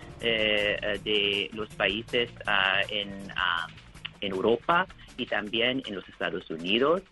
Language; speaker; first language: Spanish; non-native, learner; English